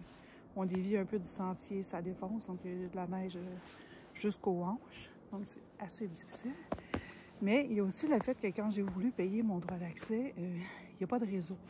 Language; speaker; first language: French; native; French